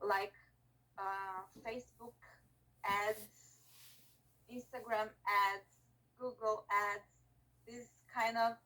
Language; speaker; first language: English; non-native, learner; Portuguese